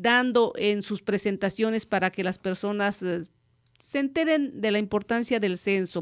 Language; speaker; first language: Spanish; native; Spanish